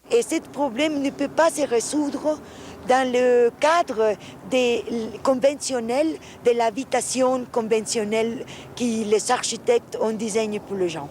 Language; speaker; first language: French; non-native, fluent; Spanish